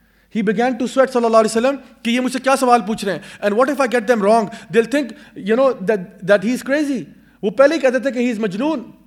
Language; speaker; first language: English; non-native, local second language; Urdu